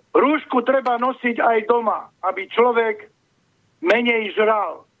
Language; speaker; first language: Slovak; native; Slovak